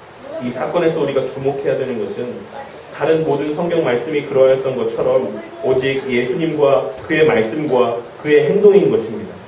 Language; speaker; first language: Korean; native; Korean